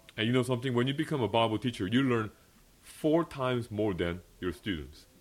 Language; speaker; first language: English; early bilingual, other home language; Korean